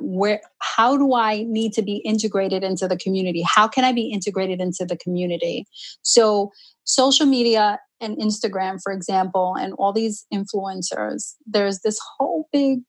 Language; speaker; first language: English; early bilingual, other home language; Spanish